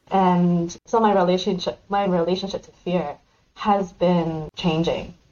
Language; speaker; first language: English; native; English